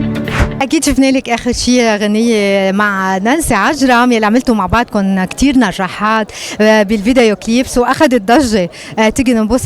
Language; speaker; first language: Arabic; native; Arabic